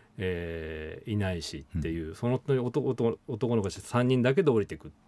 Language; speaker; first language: Japanese; native; Japanese